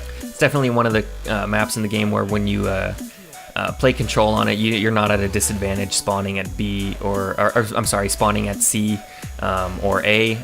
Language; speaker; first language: English; native; English